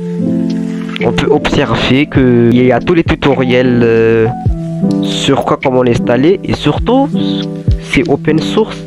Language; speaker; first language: French; non-native, local second language; Malagasy